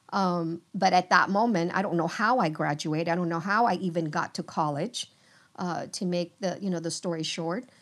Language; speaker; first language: English; early bilingual, other home language; Vietnamese